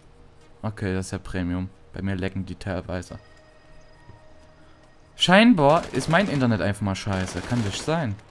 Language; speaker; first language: German; native; German